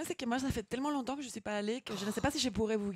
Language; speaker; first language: French; non-native, fluent; Spanish